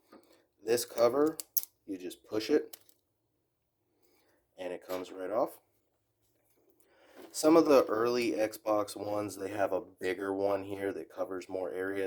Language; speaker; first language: English; native; English